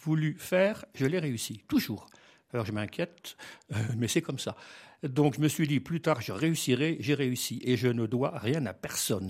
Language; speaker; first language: French; native; French